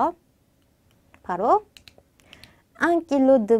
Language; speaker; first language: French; non-native, fluent; Korean